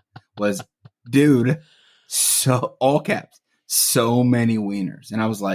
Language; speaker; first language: English; native; English